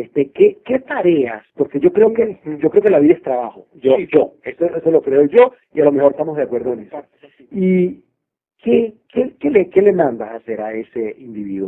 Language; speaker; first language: Spanish; native; Spanish